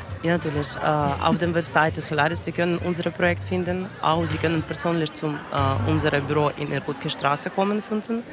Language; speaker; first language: German; non-native, learner; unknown